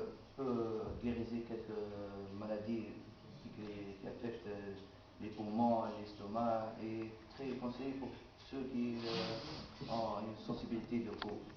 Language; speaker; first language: French; non-native, local second language; Arabic